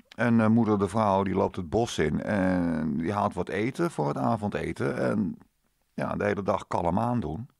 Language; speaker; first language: Dutch; native; Dutch